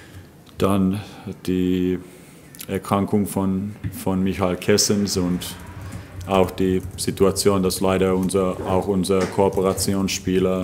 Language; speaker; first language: German; non-native, fluent; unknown